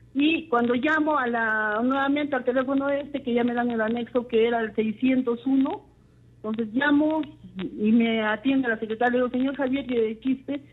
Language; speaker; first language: Spanish; native; Spanish